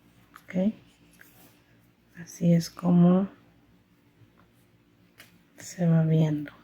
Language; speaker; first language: Spanish; native; Spanish